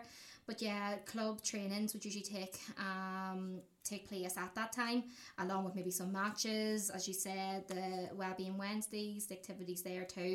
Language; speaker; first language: English; native; English